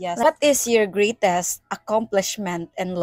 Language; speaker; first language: English; non-native, local second language; Cebuano